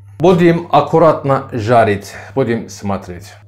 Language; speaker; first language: Russian; non-native, learner; Turkish